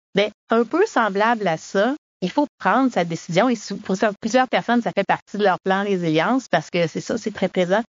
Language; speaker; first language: French; native; French